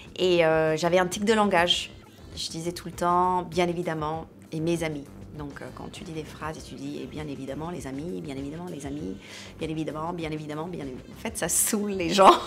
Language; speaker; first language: French; non-native, fluent; English